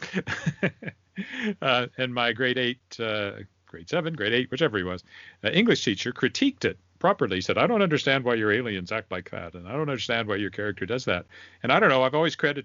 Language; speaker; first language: English; native; English